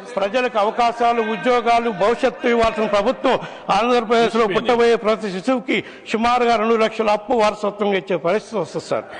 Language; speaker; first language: Telugu; native; Telugu